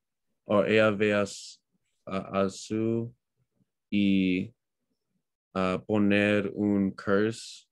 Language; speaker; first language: Spanish; non-native, learner; English